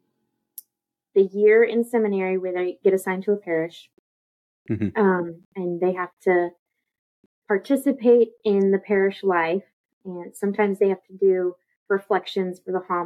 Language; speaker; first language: English; native; English